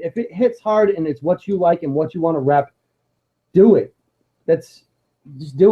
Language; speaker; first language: English; native; English